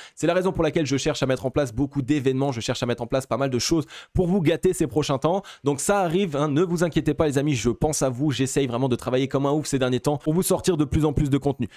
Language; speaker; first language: French; native; French